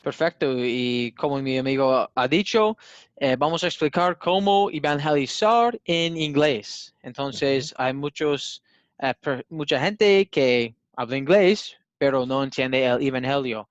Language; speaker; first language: Spanish; non-native, learner; English